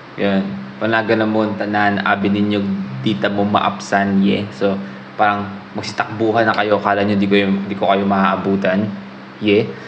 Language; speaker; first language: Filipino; native; Filipino